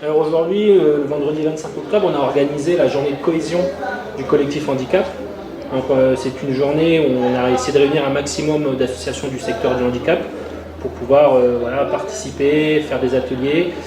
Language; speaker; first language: French; native; French